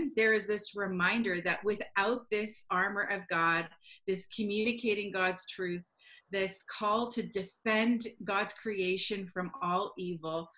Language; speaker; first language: English; native; English